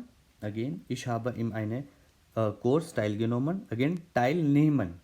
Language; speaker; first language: German; non-native, fluent; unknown